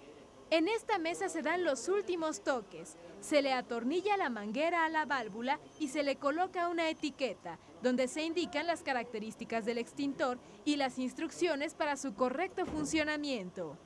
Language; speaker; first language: Spanish; native; Spanish